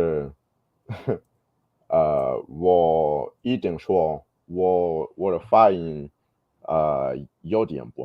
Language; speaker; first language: Chinese; non-native, learner; English